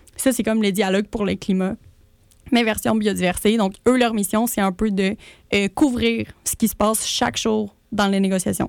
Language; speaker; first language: French; early bilingual, other home language; Spanish